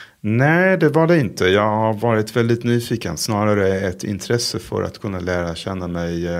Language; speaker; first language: Swedish; non-native, fluent; Hebrew